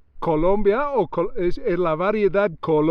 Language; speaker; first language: Spanish; non-native, fluent; English